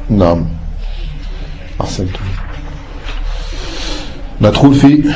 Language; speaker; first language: Arabic; non-native, fluent; French